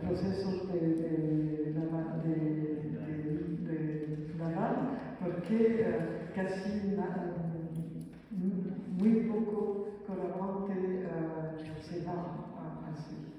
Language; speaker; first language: Spanish; non-native, fluent; French